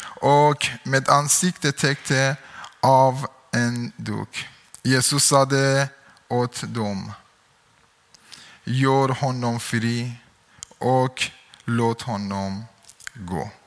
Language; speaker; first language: Swedish; non-native, learner; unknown